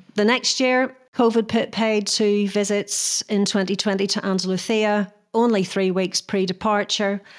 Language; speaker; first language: English; native; English